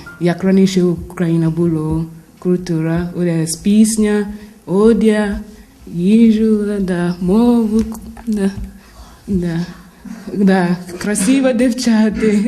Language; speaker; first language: Ukrainian; non-native, learner; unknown